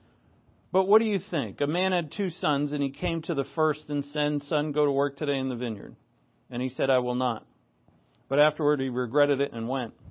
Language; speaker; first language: English; native; English